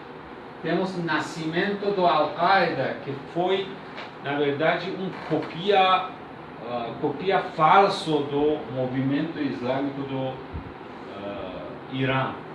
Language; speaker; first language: Portuguese; non-native, learner; Persian